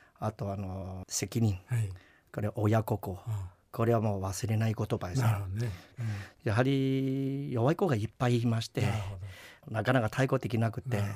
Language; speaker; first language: Japanese; non-native, fluent; Chinese